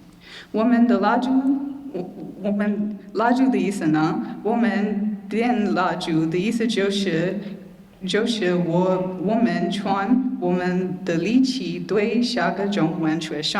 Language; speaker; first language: Chinese; non-native, learner; English